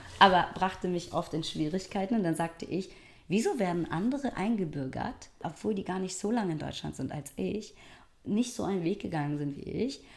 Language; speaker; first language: German; early bilingual, other home language; Persian